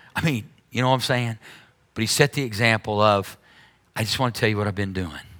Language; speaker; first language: English; native; English